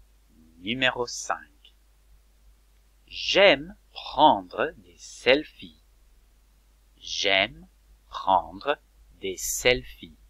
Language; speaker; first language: French; non-native, fluent; English